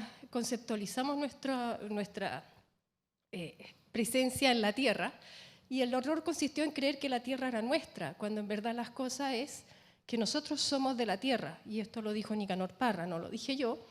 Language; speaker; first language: Spanish; native; Spanish